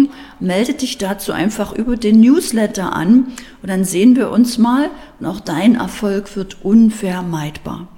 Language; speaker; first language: German; native; German